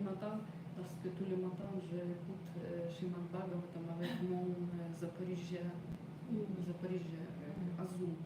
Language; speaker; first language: French; non-native, learner; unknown